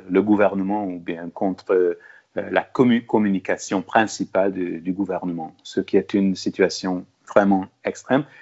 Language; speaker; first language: French; non-native, fluent; Hungarian